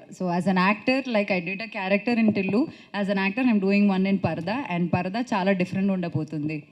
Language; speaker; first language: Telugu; non-native, fluent; Malayalam